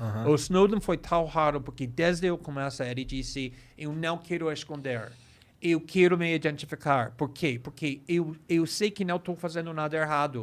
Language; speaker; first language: Portuguese; non-native, fluent; English